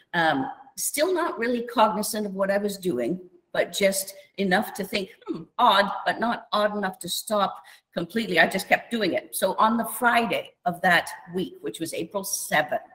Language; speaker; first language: English; native; English